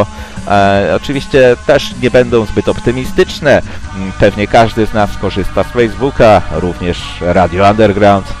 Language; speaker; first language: Polish; native; Polish